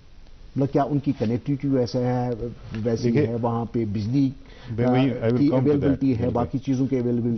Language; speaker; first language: Hindi; non-native, local second language; Kashmiri